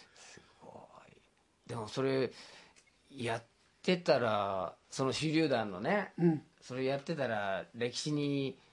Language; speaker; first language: Japanese; non-native, fluent; English